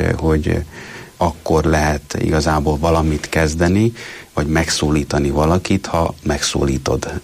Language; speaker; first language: Hungarian; non-native, fluent; Italian